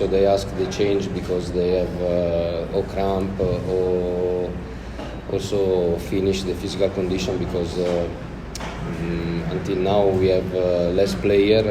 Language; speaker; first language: English; non-native, learner; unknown